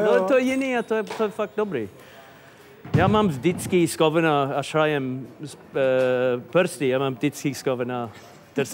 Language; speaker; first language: Czech; non-native, fluent; English